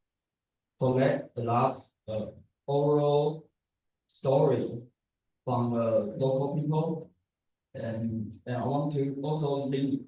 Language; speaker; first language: English; non-native, learner; Chinese